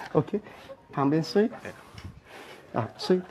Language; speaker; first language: Chinese; non-native, local second language; Cantonese